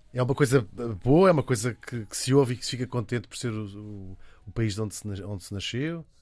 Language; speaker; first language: Portuguese; native; Portuguese